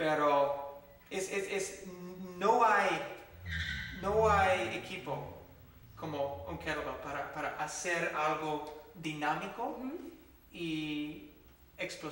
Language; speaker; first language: Spanish; non-native, fluent; English